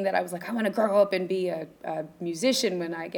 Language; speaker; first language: English; native; English